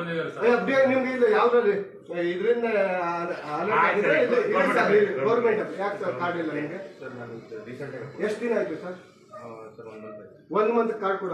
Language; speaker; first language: Kannada; native; Kannada